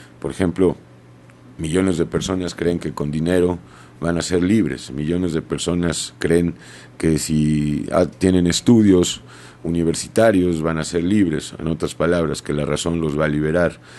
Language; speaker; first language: Spanish; native; Spanish